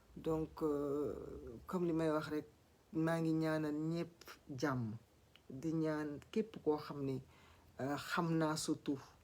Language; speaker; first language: Wolof; non-native, local second language; Fula